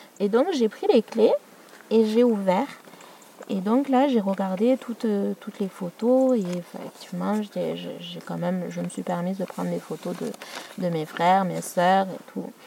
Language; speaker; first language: French; early bilingual, other home language; Malagasy